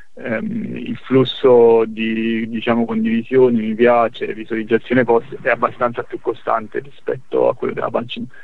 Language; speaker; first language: Italian; native; Italian